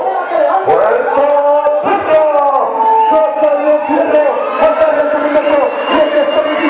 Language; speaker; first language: Spanish; native; Spanish